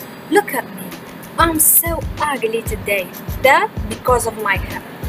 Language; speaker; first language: English; non-native, fluent; Arabic